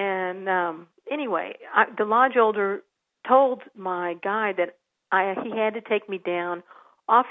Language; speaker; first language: English; native; English